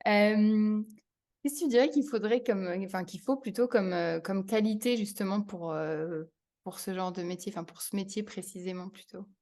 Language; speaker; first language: French; native; French